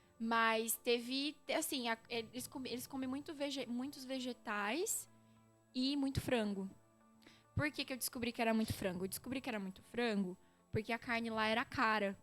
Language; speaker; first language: Portuguese; native; Portuguese